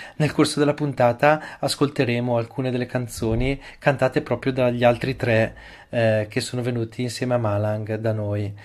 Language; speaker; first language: Italian; native; Italian